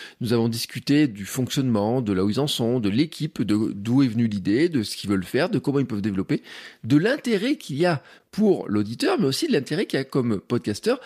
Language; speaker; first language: French; native; French